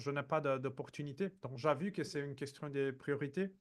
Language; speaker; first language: French; non-native, fluent; Portuguese